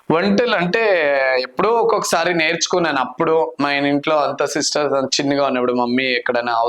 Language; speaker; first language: Telugu; non-native, local second language; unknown